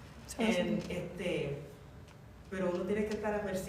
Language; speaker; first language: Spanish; early bilingual, heritage; English